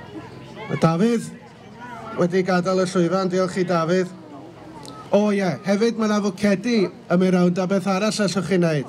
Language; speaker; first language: Welsh; native; Welsh